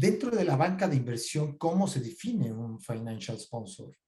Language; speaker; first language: Spanish; native; Spanish